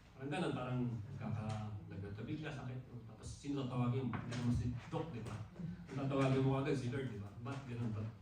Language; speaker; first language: Filipino; non-native, local second language; Waray